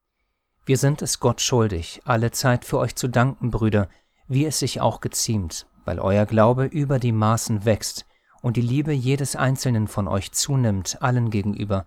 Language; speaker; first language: German; native; German